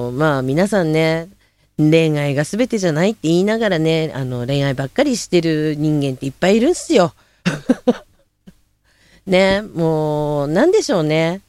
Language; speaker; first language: Japanese; native; Japanese